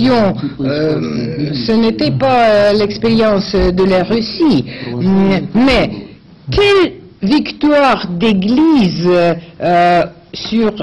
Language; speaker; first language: French; non-native, fluent; Russian